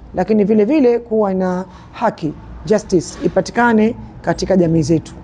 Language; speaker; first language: Swahili; native; Swahili